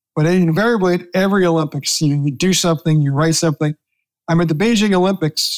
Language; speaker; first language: English; native; English